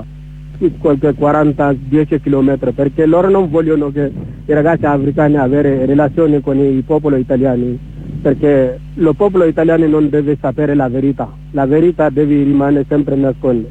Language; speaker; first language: Italian; non-native, learner; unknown